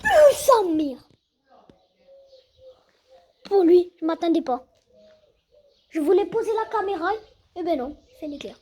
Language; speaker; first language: French; native; French